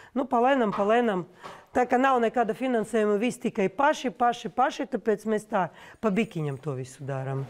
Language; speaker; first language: Latvian; non-native, local second language; Russian